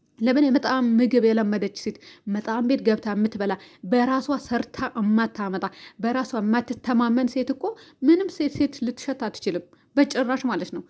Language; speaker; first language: Amharic; native; Amharic